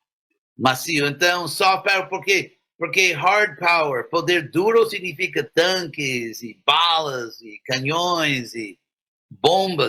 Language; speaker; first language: Portuguese; non-native, fluent; English